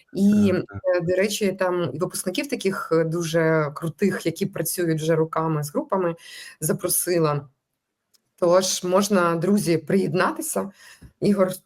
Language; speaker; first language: Ukrainian; non-native, local second language; Russian